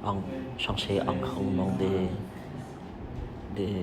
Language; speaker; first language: French; non-native, learner; Khmer